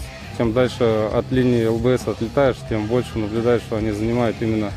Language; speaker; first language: Russian; native; Russian